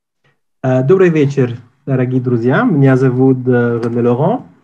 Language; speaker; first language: Russian; non-native, learner; French